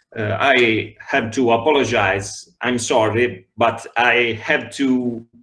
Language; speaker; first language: English; non-native, learner; Italian